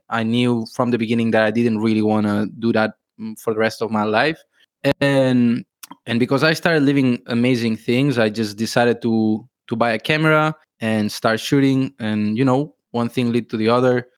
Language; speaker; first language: English; non-native, fluent; Spanish